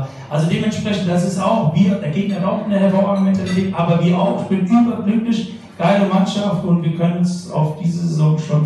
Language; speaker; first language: German; native; German